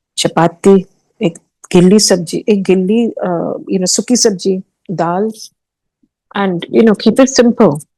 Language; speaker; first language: Hindi; early bilingual, heritage; Hindi